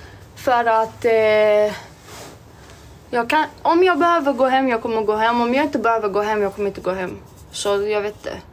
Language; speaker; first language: Swedish; early bilingual, other home language; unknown